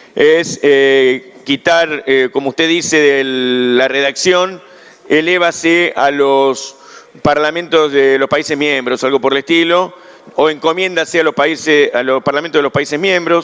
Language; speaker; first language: Spanish; native; Spanish